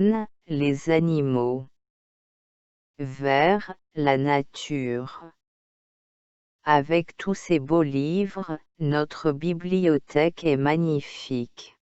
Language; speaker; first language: French; non-native, learner; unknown